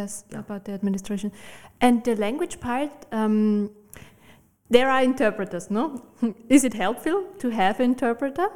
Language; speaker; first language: English; non-native, fluent; German